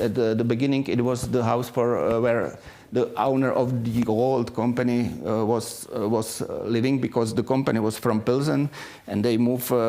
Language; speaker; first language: English; non-native, fluent; Czech